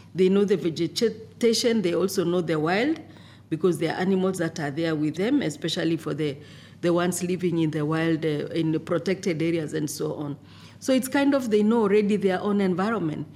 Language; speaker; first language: English; non-native, local second language; Masai